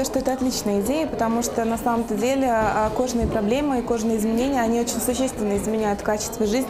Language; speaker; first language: Russian; native; Russian